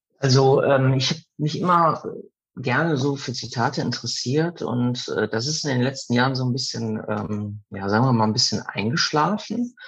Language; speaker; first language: German; early bilingual, other home language; Italian